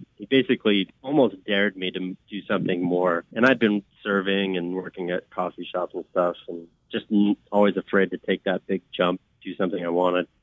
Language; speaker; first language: English; native; English